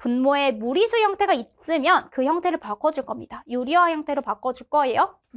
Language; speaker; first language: Korean; native; Korean